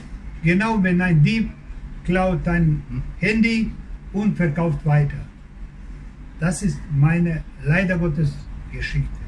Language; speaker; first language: German; non-native, learner; Croatian